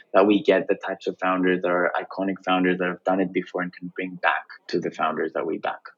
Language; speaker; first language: English; non-native, fluent; Greek